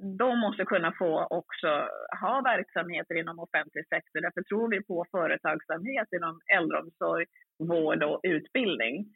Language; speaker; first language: Swedish; early bilingual, other home language; Swahili